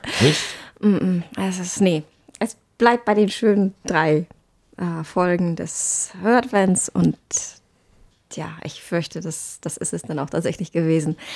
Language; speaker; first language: German; non-native, fluent; Czech